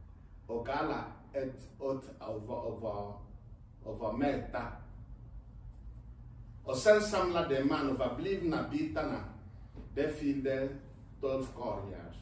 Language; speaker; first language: Swedish; non-native, fluent; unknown